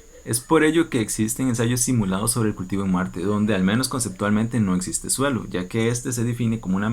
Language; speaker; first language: Spanish; native; Spanish